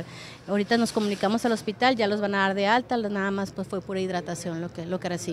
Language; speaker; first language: Spanish; native; Spanish